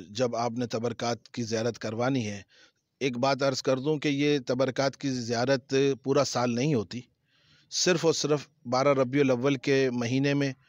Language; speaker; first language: Urdu; native; Urdu